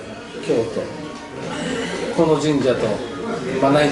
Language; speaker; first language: Japanese; native; Japanese